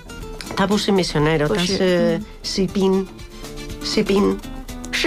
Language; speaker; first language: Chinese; non-native, fluent; Spanish